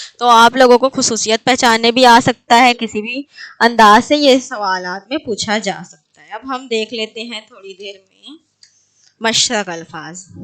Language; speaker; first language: Urdu; native; Urdu